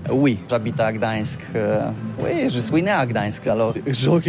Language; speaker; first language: French; non-native, learner; Polish